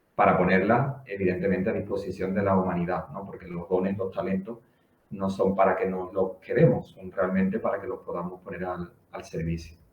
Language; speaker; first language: Spanish; native; Spanish